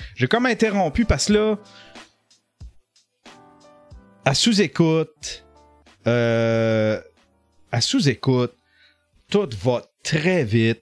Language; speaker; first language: French; native; French